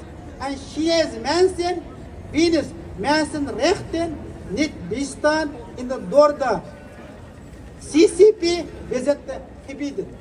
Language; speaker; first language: Dutch; non-native, learner; Uyghur